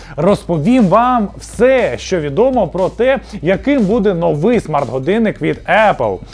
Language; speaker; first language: Ukrainian; native; Ukrainian